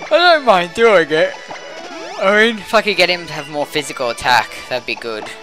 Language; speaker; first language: English; native; English